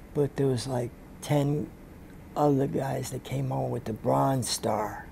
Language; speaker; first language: English; native; English